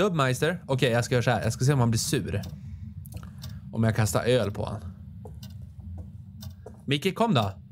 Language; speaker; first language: Swedish; native; Swedish